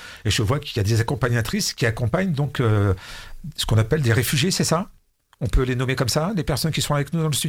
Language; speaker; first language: French; native; French